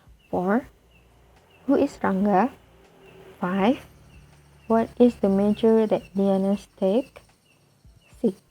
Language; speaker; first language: English; non-native, fluent; Indonesian